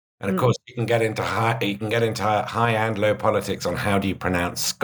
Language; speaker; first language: English; native; English